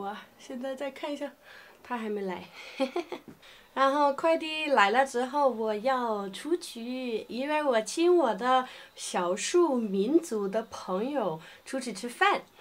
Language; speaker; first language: Chinese; non-native, fluent; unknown